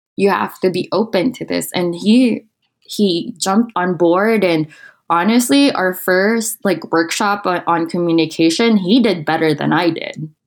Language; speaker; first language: English; non-native, local second language; Filipino